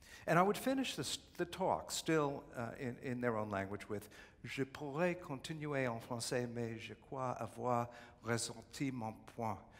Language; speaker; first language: English; native; English